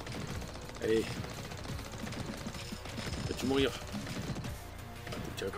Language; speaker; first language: French; native; French